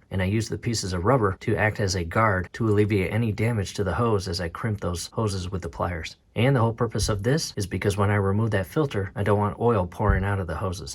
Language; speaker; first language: English; native; English